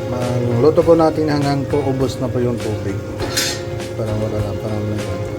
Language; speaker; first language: Filipino; non-native, local second language; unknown